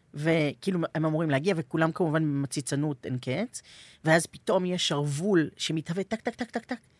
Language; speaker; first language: Hebrew; native; Hebrew